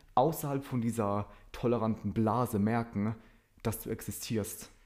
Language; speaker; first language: German; early bilingual, other home language; Polish